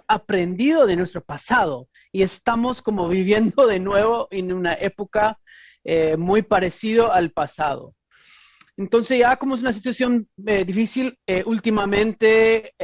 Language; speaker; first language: Spanish; non-native, fluent; English